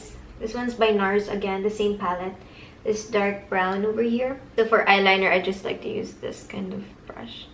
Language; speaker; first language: English; non-native, local second language; Filipino